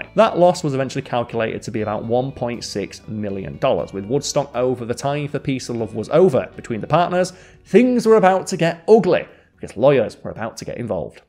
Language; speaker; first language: English; native; English